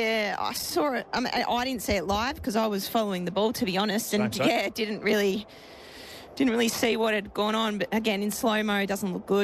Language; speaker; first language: English; native; English